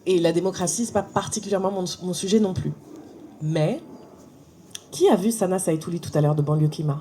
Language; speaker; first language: French; native; French